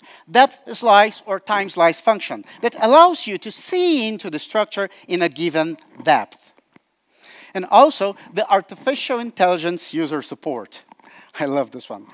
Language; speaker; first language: English; non-native, fluent; Portuguese